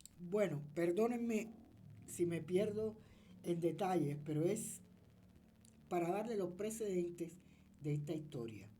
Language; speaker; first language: Spanish; native; Spanish